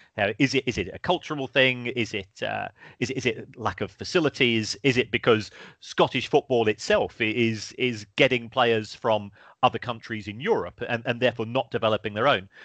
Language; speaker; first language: English; native; English